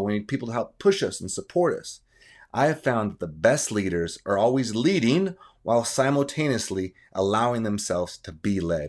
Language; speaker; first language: English; native; English